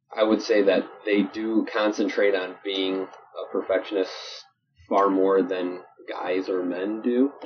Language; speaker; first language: English; native; English